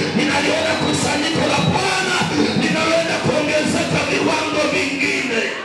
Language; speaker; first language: Swahili; native; Swahili